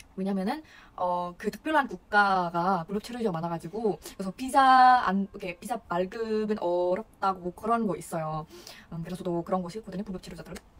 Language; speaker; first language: Korean; non-native, fluent; Indonesian